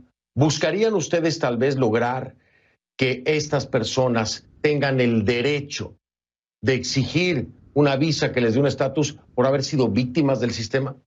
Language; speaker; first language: Spanish; native; Spanish